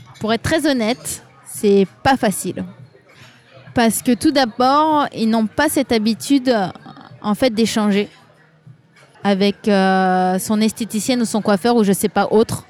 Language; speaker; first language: French; native; French